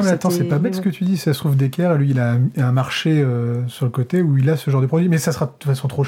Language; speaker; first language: French; native; French